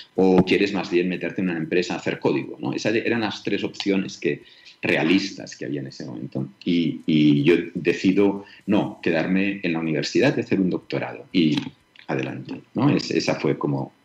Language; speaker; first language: Spanish; native; Spanish